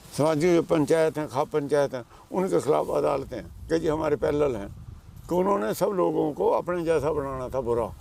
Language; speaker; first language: Hindi; non-native, local second language; Punjabi